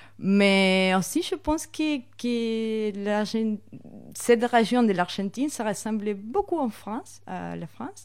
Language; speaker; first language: French; non-native, fluent; Spanish